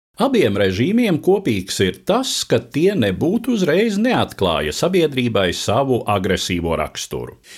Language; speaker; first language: Latvian; native; Latvian